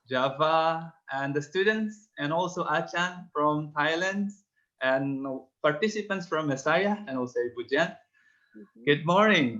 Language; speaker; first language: English; non-native, fluent; Indonesian